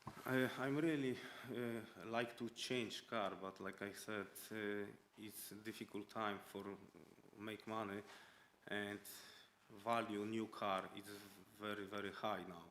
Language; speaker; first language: English; non-native, learner; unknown